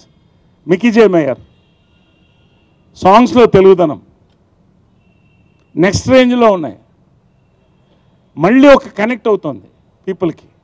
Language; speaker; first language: Telugu; native; Telugu